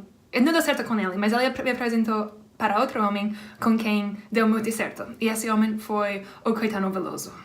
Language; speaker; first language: Portuguese; non-native, fluent; English